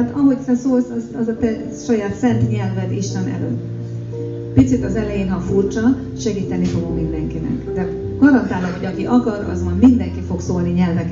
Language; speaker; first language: Hungarian; native; Hungarian